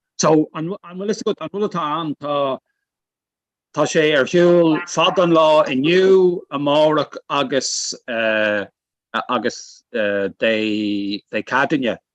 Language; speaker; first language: Irish; non-native, local second language; English